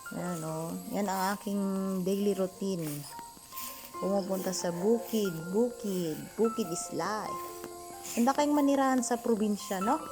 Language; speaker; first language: Filipino; non-native, local second language; Iloko